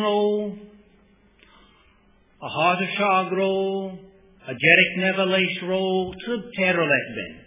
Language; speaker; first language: Hungarian; non-native, fluent; English